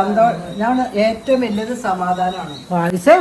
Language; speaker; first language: Malayalam; native; Malayalam